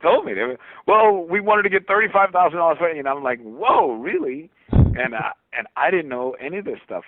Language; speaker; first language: English; native; English